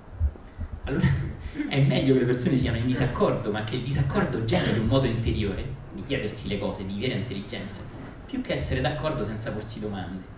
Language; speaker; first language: Italian; native; Italian